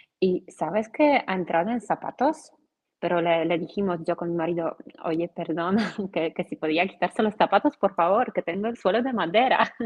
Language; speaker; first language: Spanish; non-native, fluent; Polish